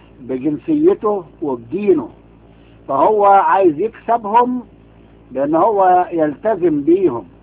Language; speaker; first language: Arabic; native; Arabic